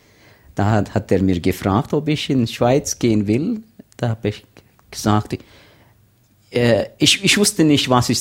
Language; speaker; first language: German; non-native, learner; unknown